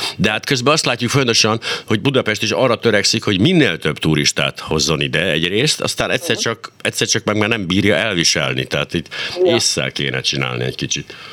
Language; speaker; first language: Hungarian; native; Hungarian